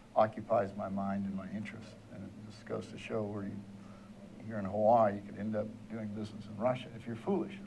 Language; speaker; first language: English; native; English